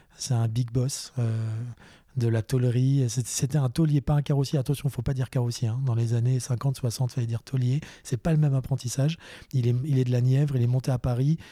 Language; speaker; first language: French; native; French